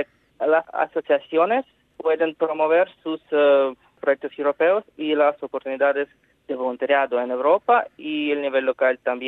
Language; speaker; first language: Spanish; non-native, fluent; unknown